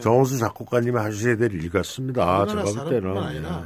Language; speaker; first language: Korean; native; Korean